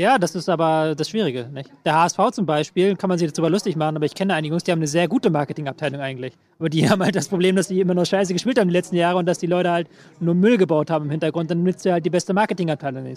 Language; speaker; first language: German; native; German